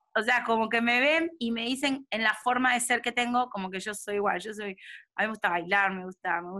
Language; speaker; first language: Spanish; native; Spanish